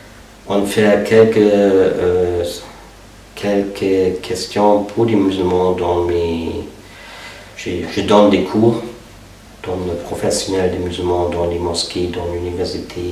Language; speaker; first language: French; non-native, fluent; German